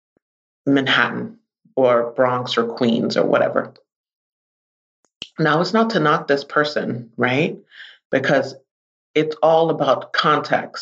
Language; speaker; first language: English; native; English